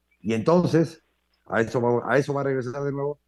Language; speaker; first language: Spanish; native; Spanish